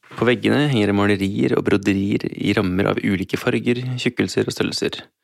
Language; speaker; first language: Norwegian; native; Norwegian